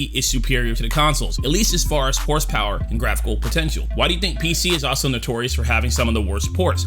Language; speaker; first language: English; native; English